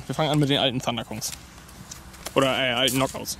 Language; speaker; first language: German; native; German